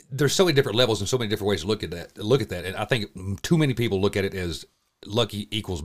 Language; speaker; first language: English; native; English